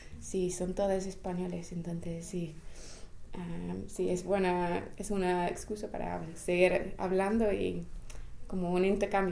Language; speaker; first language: Spanish; non-native, fluent; English